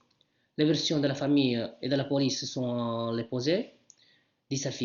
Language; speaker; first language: French; non-native, learner; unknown